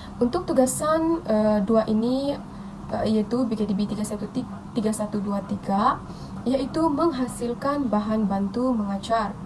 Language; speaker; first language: Malay; non-native, local second language; Central Dusun